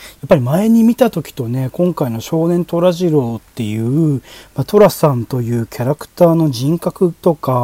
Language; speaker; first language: Japanese; native; Japanese